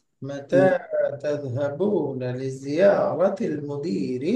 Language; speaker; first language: Arabic; non-native, learner; Bangla